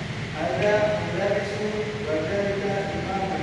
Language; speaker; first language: Arabic; non-native, learner; Indonesian